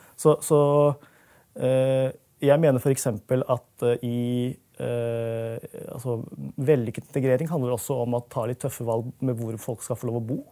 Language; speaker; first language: Norwegian; early bilingual, other home language; Urdu